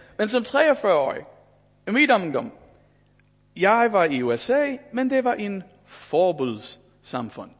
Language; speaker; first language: Danish; non-native, fluent; English